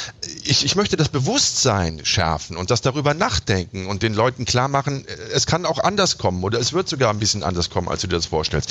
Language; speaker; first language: German; native; German